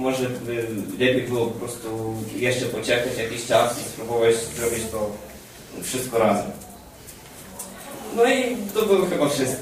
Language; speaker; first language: Polish; non-native, fluent; Ukrainian